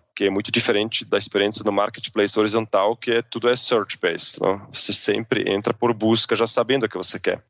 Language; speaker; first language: Portuguese; non-native, fluent; Swiss German